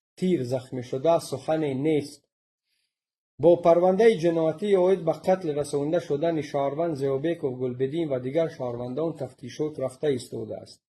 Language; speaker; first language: Tajik; non-native, local second language; Shughni